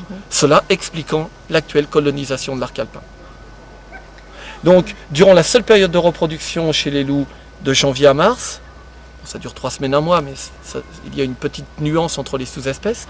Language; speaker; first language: French; native; French